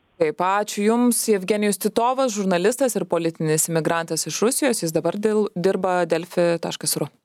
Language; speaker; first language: Lithuanian; native; Lithuanian